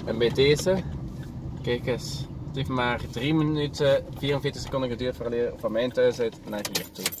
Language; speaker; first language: Dutch; native; Dutch